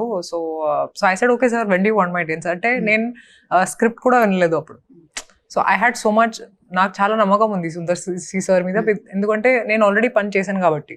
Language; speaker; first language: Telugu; non-native, local second language; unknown